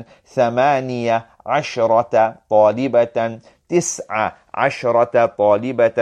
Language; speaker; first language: Arabic; non-native, fluent; English